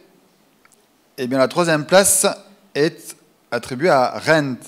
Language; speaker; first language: French; native; French